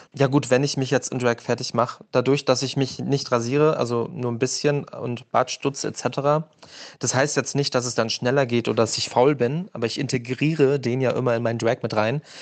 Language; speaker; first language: German; native; German